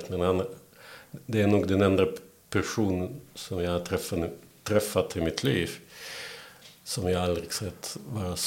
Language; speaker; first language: Swedish; non-native, fluent; Belarusian